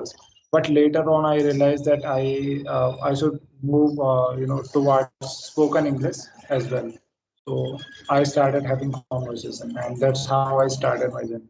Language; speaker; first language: English; non-native, fluent; Hindi